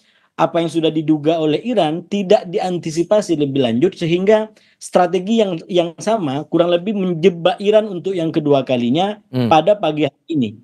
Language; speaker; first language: Indonesian; native; Indonesian